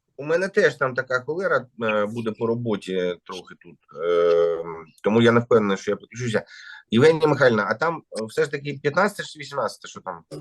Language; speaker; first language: Ukrainian; non-native, local second language; Russian